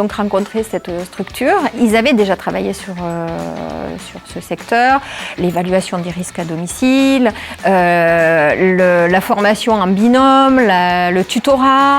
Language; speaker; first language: French; native; French